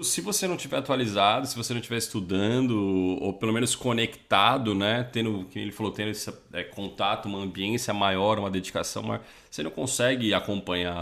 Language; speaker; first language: Portuguese; native; Portuguese